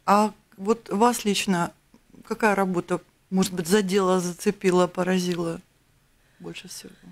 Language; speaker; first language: Russian; native; Russian